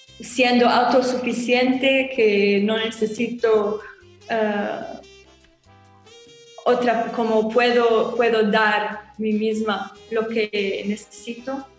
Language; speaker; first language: Spanish; non-native, learner; Arabic